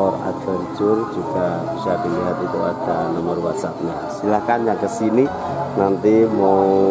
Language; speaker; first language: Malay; non-native, local second language; Javanese